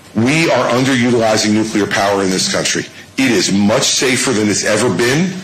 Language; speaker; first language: English; native; English